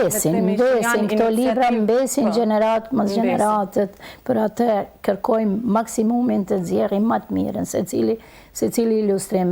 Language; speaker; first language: Albanian; native; Albanian